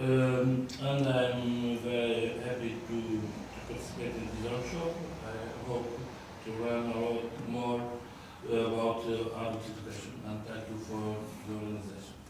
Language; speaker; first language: English; non-native, learner; Portuguese